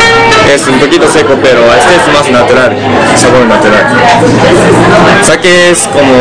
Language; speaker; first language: Spanish; non-native, learner; Japanese